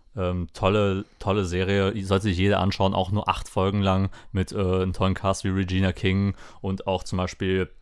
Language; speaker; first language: German; native; German